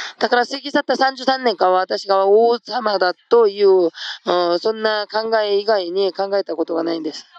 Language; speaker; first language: Japanese; non-native, fluent; Korean